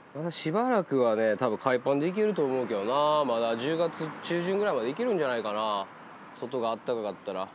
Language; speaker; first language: Japanese; native; Japanese